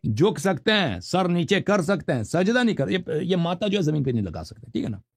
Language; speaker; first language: Urdu; non-native, local second language; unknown